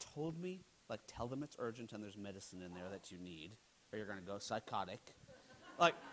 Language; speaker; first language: English; native; English